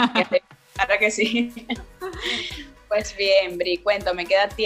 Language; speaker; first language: Spanish; native; Spanish